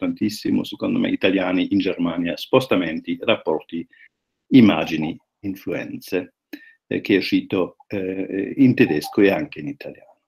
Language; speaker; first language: Italian; non-native, fluent; German